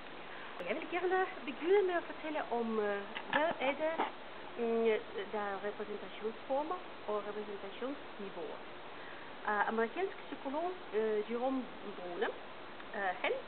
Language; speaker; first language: Danish; non-native, fluent; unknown